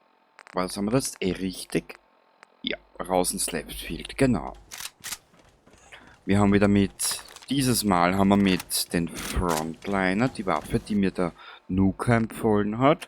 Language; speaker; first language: German; native; German